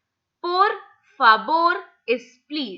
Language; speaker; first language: Spanish; non-native, fluent; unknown